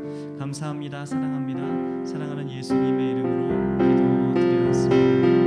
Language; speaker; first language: Korean; native; Korean